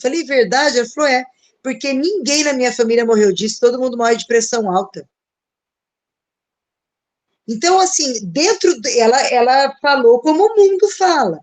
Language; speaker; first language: Portuguese; native; Portuguese